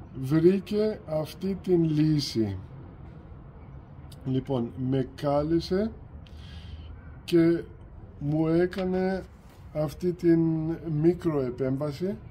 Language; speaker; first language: Greek; early bilingual, heritage; Greek